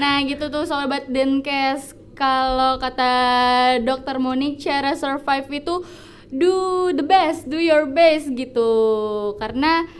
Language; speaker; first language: Indonesian; native; Indonesian